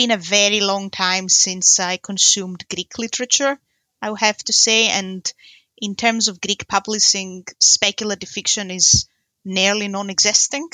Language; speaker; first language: English; non-native, fluent; Greek